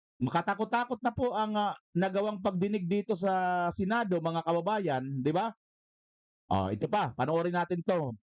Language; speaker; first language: Filipino; native; Filipino